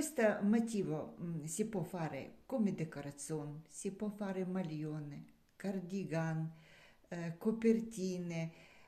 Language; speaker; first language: Italian; non-native, learner; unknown